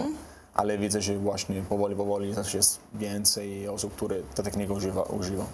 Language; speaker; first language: Polish; non-native, learner; Italian